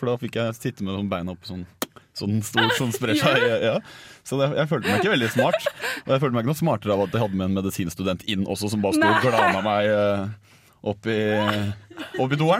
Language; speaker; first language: Norwegian; native; Norwegian